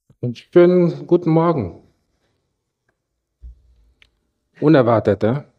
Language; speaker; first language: German; non-native, fluent; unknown